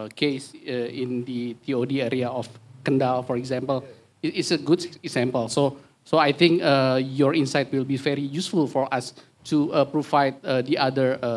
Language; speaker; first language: English; non-native, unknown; Indonesian